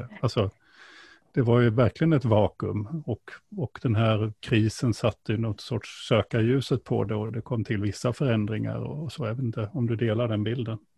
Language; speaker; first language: Swedish; native; Swedish